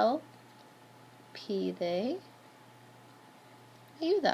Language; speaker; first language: Spanish; non-native, fluent; English